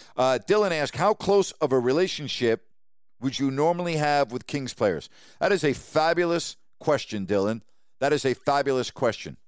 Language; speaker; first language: English; native; English